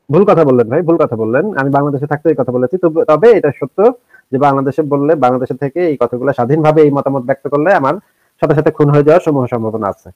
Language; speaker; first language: Bangla; native; Bangla